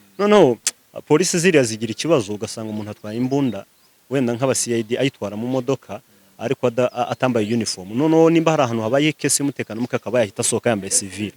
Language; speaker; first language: Kinyarwanda; native; Kinyarwanda